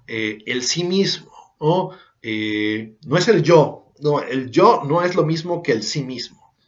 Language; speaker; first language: Spanish; native; Spanish